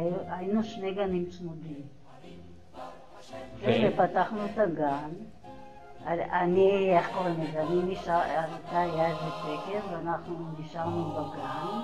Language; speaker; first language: Hebrew; non-native, fluent; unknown